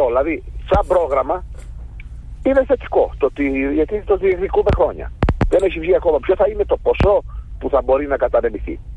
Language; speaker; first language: Greek; native; Greek